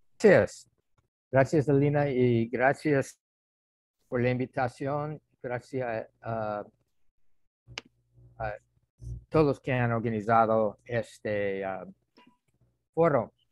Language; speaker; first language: Spanish; non-native, fluent; English